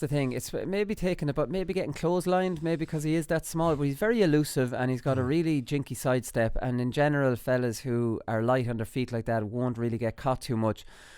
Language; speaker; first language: English; native; English